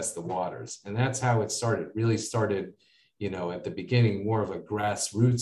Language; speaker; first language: English; native; English